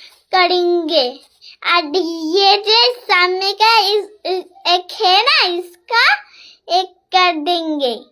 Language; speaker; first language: Hindi; non-native, local second language; Bangla